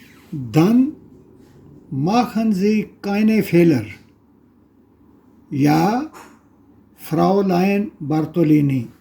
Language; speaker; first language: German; non-native, fluent; Urdu